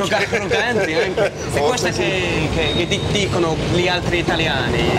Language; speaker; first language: Italian; non-native, learner; English